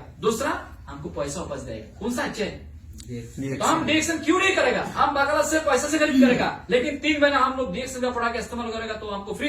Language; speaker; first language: Hindi; non-native, learner; Bangla